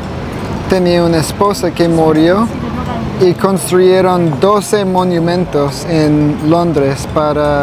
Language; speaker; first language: Spanish; non-native, learner; English